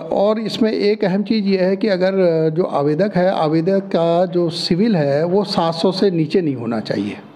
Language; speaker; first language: Hindi; native; Hindi